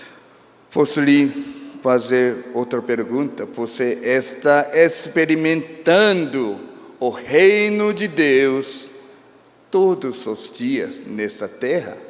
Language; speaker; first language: Portuguese; non-native, fluent; Korean